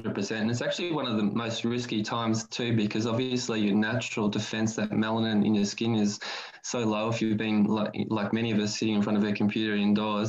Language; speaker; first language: English; native; English